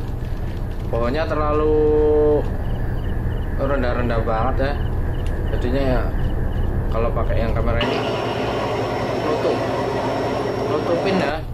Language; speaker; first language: Indonesian; native; Indonesian